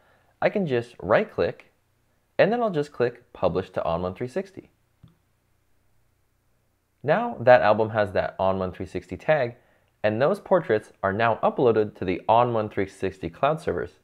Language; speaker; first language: English; native; English